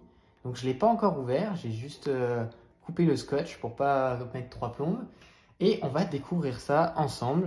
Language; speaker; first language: French; native; French